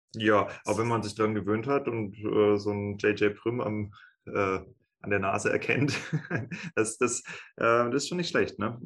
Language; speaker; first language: German; native; German